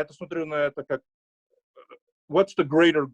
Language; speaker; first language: Russian; early bilingual, heritage; Russian